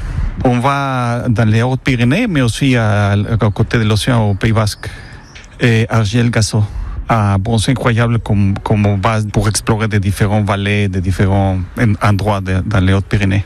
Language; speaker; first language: French; non-native, fluent; Spanish